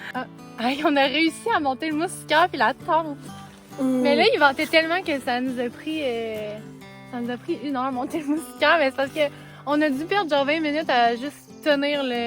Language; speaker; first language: French; native; French